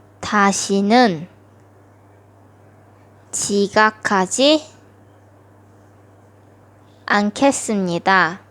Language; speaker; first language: Korean; non-native, fluent; Thai